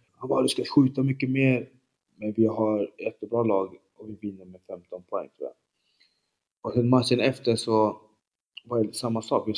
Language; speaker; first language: Swedish; early bilingual, other home language; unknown